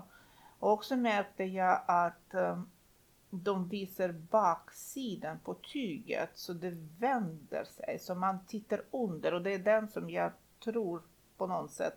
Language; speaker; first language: Swedish; non-native, fluent; Russian